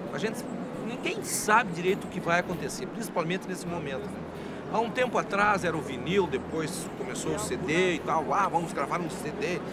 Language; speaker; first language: Portuguese; non-native, local second language; Spanish